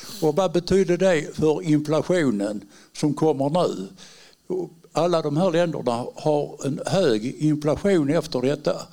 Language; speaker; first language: Swedish; non-native, fluent; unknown